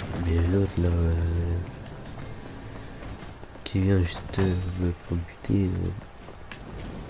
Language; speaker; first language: French; native; French